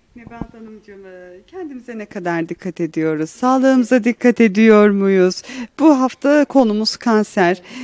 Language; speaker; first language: Turkish; native; Turkish